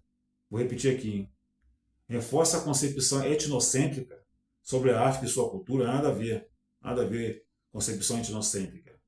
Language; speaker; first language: Portuguese; native; Portuguese